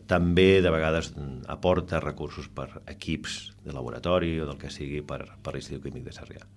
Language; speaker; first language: Catalan; non-native, local second language; Spanish